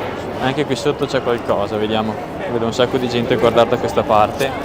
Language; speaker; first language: Italian; native; Italian